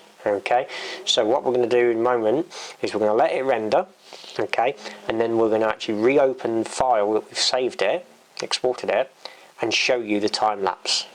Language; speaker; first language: English; native; English